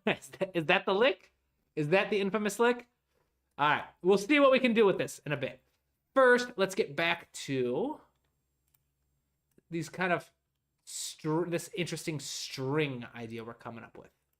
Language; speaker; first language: English; native; English